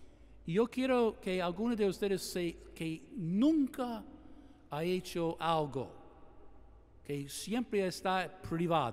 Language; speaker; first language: Spanish; non-native, fluent; English